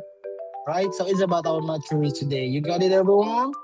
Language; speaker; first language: English; non-native, learner; Indonesian